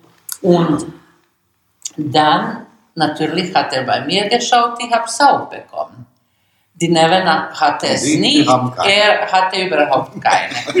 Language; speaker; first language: German; non-native, learner; Bosnian